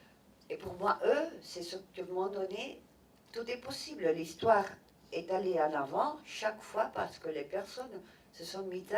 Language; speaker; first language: French; non-native, fluent; Catalan